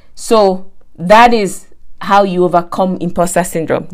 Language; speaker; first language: English; non-native, local second language; Yoruba